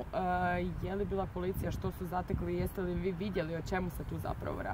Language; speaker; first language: Croatian; native; Croatian